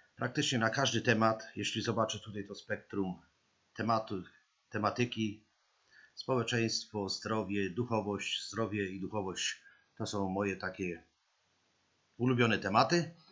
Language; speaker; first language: Polish; native; Polish